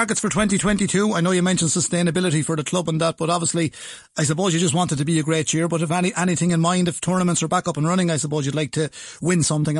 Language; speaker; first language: English; native; English